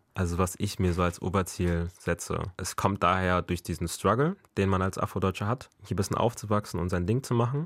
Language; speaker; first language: German; early bilingual, other home language; Akan